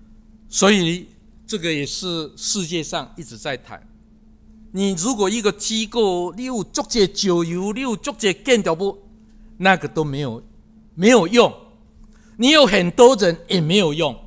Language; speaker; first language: Chinese; non-native, local second language; Min Nan Chinese